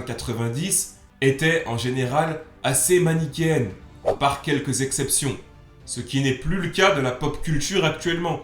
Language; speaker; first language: French; native; French